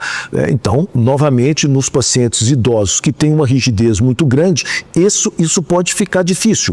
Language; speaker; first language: Portuguese; native; Portuguese